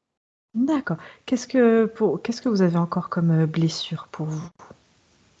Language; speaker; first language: French; native; French